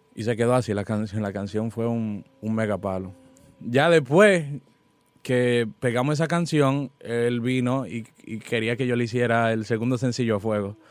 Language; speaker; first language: Spanish; native; Spanish